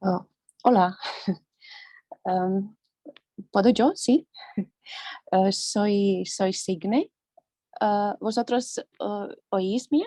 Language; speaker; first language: Spanish; non-native, learner; Latvian